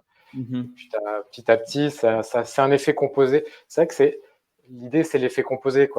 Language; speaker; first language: French; native; French